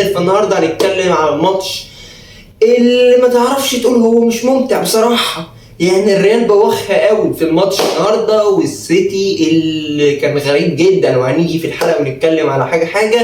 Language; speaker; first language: Arabic; native; Arabic